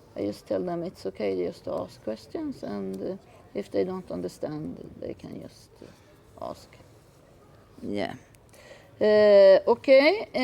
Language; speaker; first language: English; non-native, fluent; Swedish